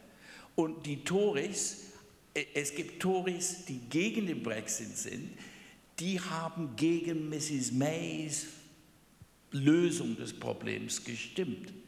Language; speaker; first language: German; non-native, fluent; English